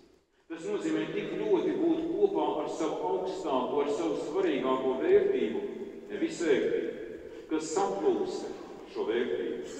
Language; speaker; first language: Latvian; native; Latvian